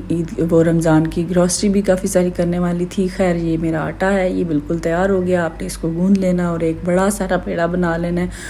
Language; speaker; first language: Urdu; native; Urdu